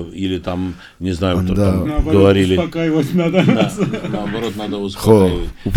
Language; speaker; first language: Russian; non-native, local second language; Georgian